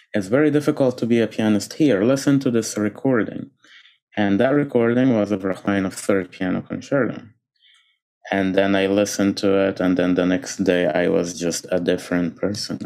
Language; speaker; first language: English; non-native, fluent; Arabic